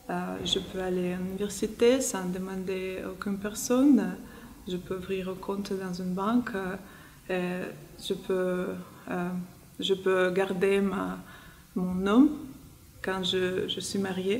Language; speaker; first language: French; non-native, fluent; Russian